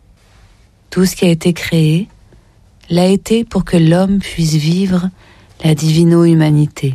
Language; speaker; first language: French; native; French